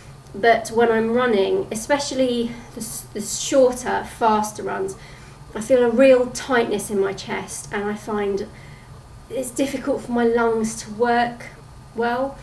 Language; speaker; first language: English; native; English